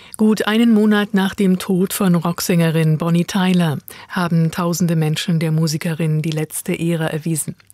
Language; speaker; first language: German; native; German